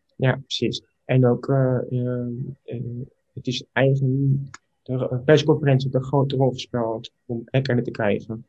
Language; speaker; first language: Dutch; non-native, local second language; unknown